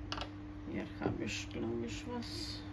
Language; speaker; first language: German; non-native, fluent; Croatian